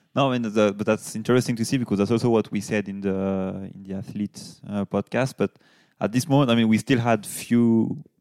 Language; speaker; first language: English; non-native, fluent; French